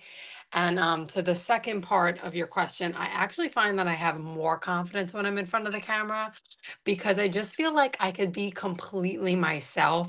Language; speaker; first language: English; native; English